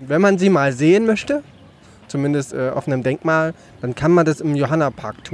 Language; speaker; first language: German; native; German